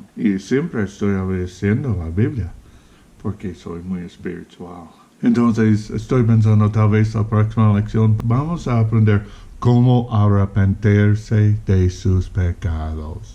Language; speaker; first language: Spanish; non-native, fluent; English